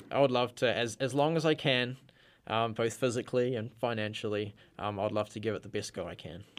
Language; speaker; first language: English; native; English